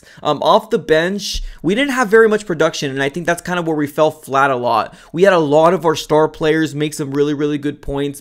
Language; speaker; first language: English; native; English